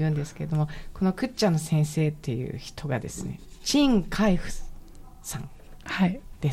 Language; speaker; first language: Japanese; native; Japanese